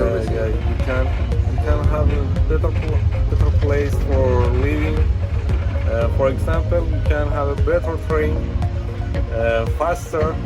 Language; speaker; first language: English; non-native, learner; Persian